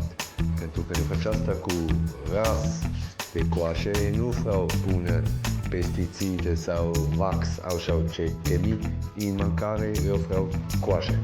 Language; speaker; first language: Romanian; non-native, learner; Swiss German